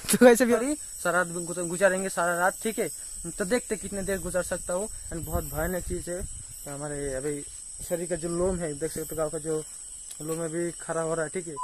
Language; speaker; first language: Hindi; non-native, local second language; Bangla